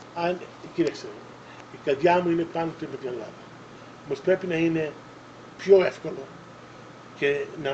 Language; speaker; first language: Greek; early bilingual, other home language; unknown